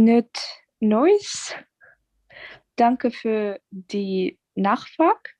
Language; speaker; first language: German; non-native, learner; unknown